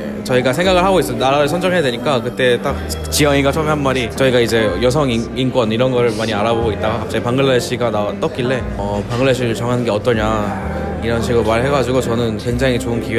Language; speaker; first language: Korean; early bilingual, other home language; Bangla